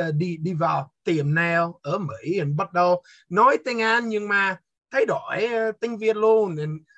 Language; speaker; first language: Vietnamese; non-native, fluent; English